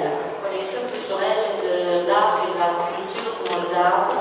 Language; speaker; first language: French; non-native, learner; Romanian